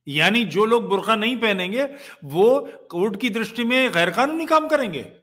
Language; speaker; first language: Hindi; native; Hindi